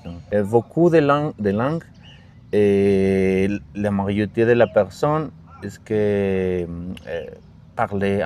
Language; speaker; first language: French; non-native, learner; Spanish